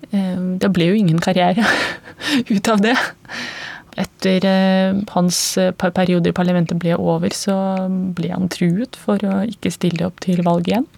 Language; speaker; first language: Norwegian; non-native, fluent; Russian